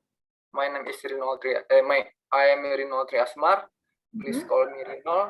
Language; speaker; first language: English; non-native, learner; Indonesian